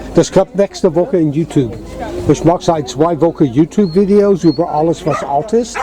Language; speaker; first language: German; non-native, fluent; English